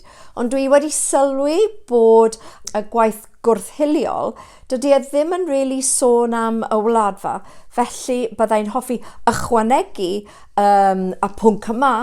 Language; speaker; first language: Welsh; non-native, local second language; English